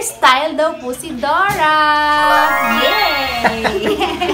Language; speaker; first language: Filipino; native; Filipino